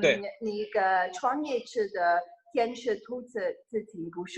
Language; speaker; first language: Chinese; non-native, fluent; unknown